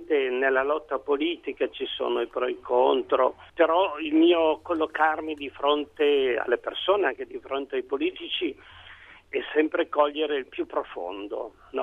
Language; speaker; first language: Italian; native; Italian